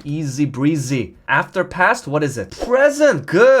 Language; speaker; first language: English; early bilingual, other home language; Korean